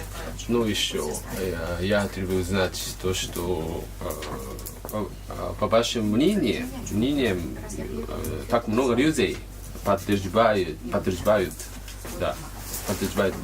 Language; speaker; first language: Russian; non-native, learner; Japanese